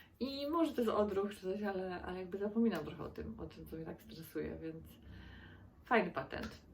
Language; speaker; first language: Polish; native; Polish